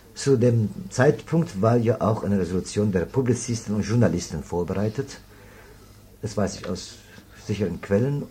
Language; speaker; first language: German; non-native, fluent; Persian